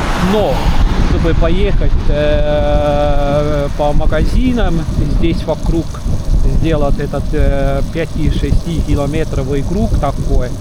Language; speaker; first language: Russian; non-native, local second language; Estonian